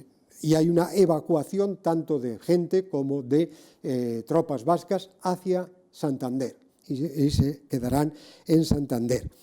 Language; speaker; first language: Spanish; native; Spanish